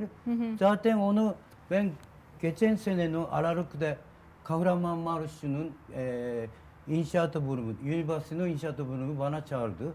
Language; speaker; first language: Turkish; non-native, learner; Japanese